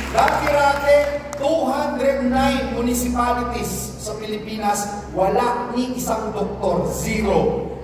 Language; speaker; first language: Filipino; native; Filipino